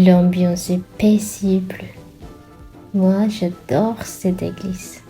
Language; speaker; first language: French; non-native, fluent; Sinhala